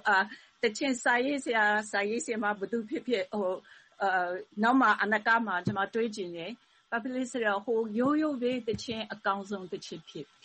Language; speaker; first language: Burmese; non-native, learner; Thai